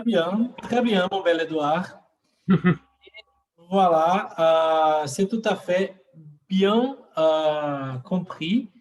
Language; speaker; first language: French; non-native, learner; Portuguese